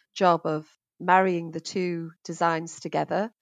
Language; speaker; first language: English; native; English